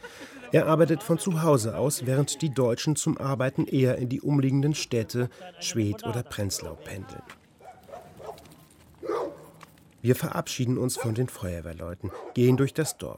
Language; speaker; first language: German; native; German